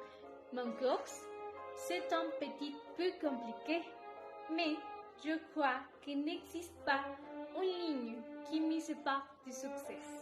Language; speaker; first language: French; non-native, learner; Spanish